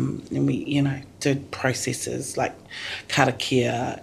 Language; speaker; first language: English; native; English